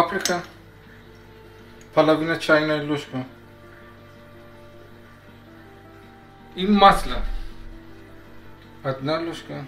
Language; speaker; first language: Russian; non-native, learner; Persian